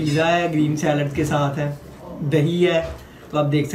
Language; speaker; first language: Korean; non-native, learner; Urdu